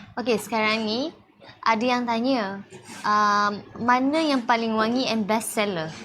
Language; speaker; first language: Malay; native; Malay